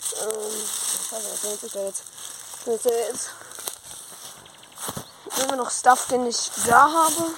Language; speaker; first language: German; native; German